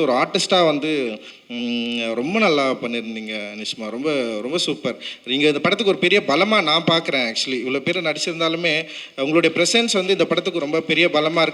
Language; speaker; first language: Tamil; native; Tamil